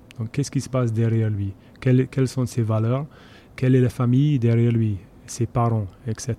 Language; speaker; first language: French; non-native, fluent; English